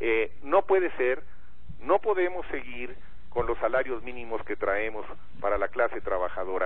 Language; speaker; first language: Spanish; native; Spanish